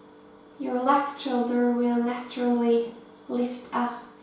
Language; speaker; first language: English; non-native, fluent; Norwegian